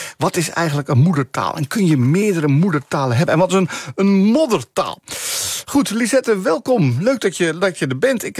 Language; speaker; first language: Dutch; native; Dutch